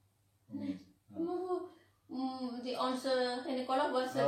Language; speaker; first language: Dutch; non-native, learner; Indonesian